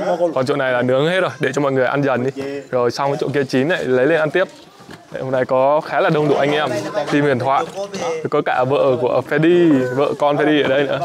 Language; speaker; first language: Vietnamese; native; Vietnamese